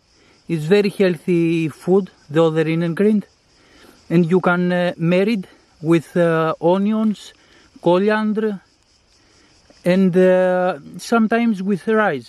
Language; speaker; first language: English; non-native, learner; Greek